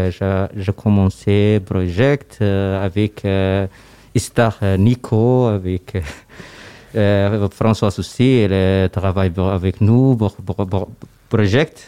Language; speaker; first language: French; non-native, learner; Somali